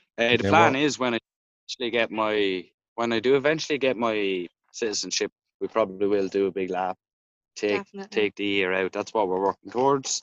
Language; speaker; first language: English; native; English